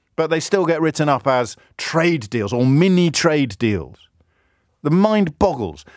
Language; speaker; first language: English; native; English